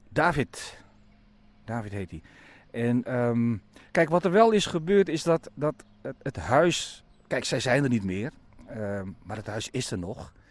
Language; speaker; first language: Dutch; native; Dutch